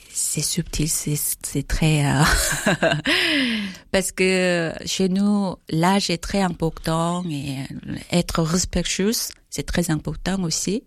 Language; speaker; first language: French; non-native, fluent; Korean